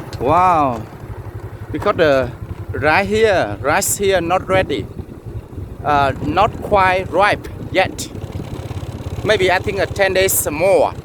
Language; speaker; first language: English; non-native, learner; Vietnamese